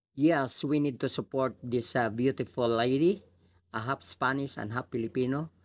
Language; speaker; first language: English; non-native, local second language; Filipino